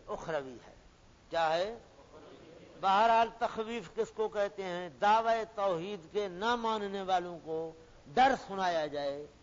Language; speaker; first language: Urdu; non-native, local second language; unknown